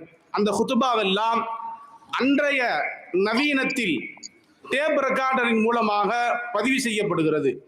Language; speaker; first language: Tamil; native; Tamil